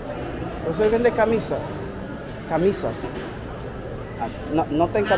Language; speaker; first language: Portuguese; non-native, learner; English